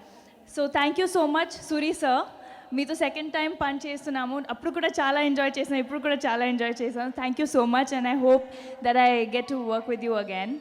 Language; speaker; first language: Telugu; non-native, learner; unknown